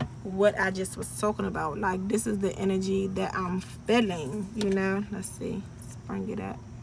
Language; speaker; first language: English; native; English